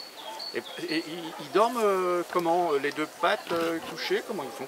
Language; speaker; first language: French; native; French